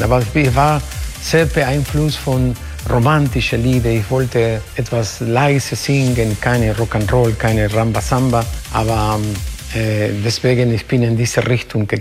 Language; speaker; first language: German; non-native, fluent; Spanish